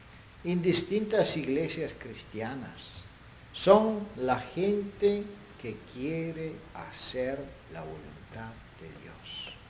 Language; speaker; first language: Spanish; non-native, fluent; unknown